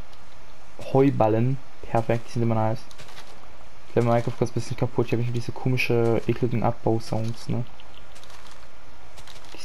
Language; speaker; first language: German; native; German